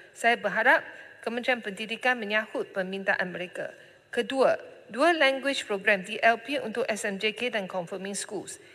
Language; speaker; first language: Malay; non-native, local second language; Chinese